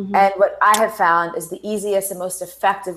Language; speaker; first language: English; native; English